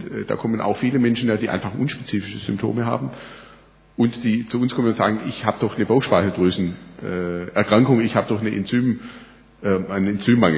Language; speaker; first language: German; native; German